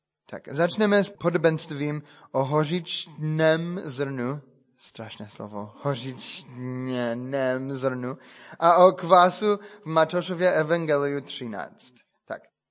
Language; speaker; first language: Czech; non-native, fluent; English